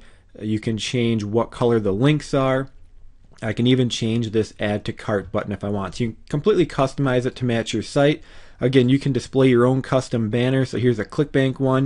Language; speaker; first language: English; native; English